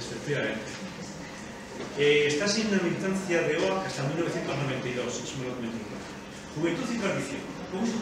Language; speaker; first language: Spanish; native; Spanish